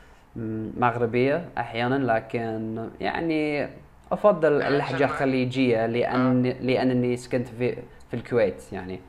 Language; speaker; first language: Arabic; non-native, learner; English